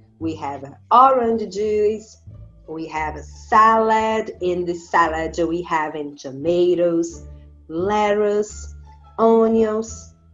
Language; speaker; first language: English; non-native, learner; Portuguese